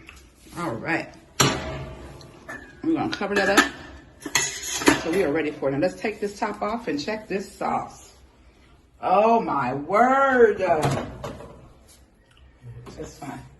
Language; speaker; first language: English; native; English